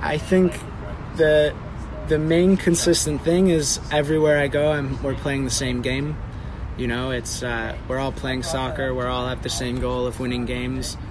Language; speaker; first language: English; native; English